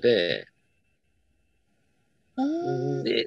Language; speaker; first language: Japanese; native; Japanese